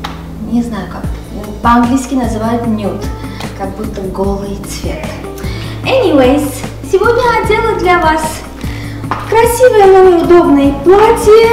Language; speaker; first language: Russian; non-native, local second language; Armenian